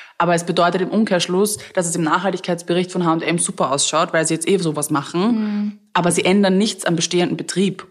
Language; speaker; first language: German; native; German